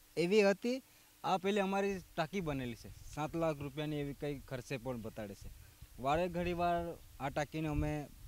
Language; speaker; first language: Gujarati; non-native, local second language; Vasavi